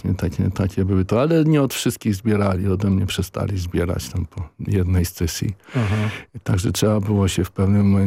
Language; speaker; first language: Polish; native; Polish